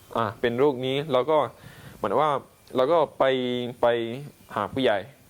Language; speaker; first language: Thai; non-native, local second language; Pattani Malay